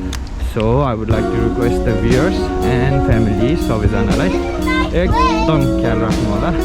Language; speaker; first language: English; non-native, fluent; Nepali